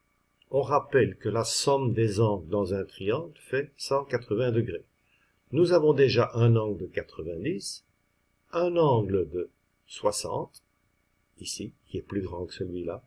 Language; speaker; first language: French; native; French